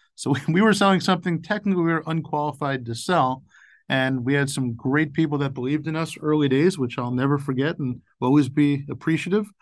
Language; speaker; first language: English; native; English